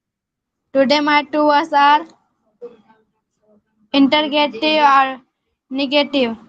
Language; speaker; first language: English; non-native, learner; Hindi